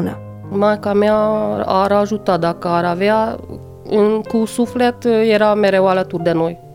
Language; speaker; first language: Romanian; non-native, local second language; Hungarian